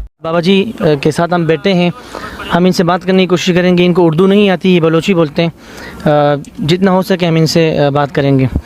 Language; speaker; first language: Urdu; native; Urdu